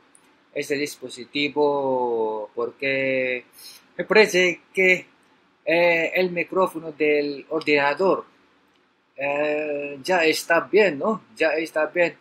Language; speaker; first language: Spanish; non-native, learner; Filipino